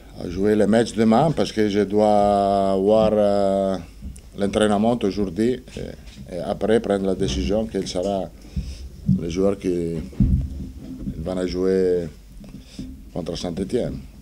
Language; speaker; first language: French; non-native, fluent; Italian